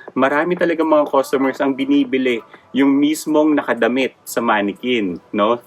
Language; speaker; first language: Filipino; native; Filipino